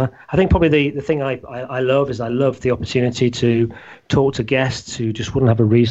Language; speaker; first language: English; native; English